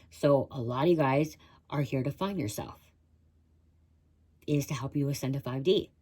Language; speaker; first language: English; native; English